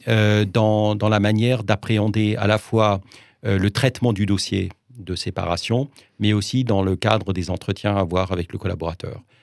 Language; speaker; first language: French; non-native, local second language; Swiss German